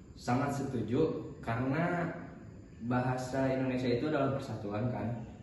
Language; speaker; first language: Indonesian; non-native, local second language; Sundanese